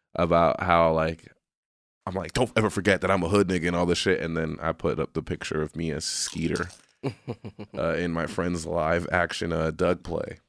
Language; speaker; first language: English; native; English